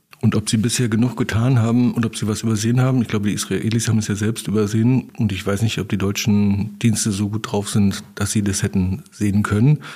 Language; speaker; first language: German; native; German